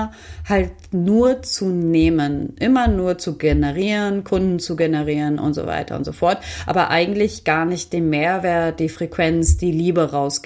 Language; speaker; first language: German; native; German